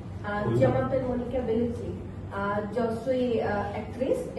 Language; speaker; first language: French; non-native, learner; Bangla